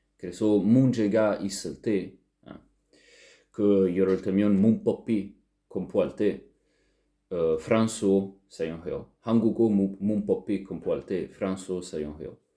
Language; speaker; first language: Korean; non-native, learner; French